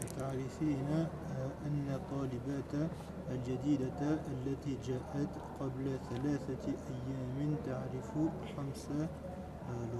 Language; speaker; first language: Arabic; non-native, learner; French